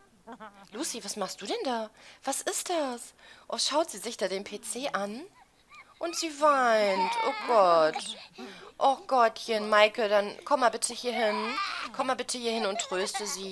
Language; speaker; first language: German; native; German